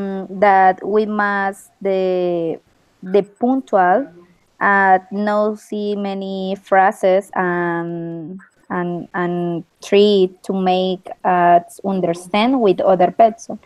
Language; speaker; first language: English; non-native, learner; Spanish